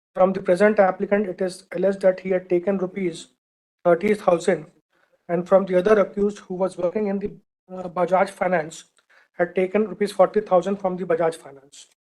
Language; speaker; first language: English; non-native, local second language; Hindi